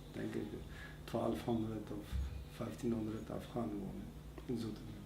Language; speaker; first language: Dutch; non-native, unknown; Persian